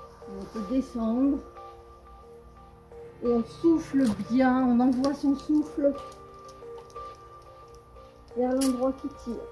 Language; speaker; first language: French; native; French